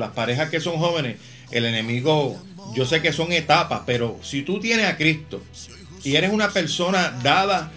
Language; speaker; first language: Spanish; native; Spanish